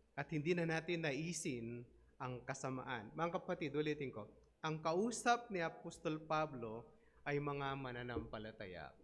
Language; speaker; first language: Filipino; non-native, local second language; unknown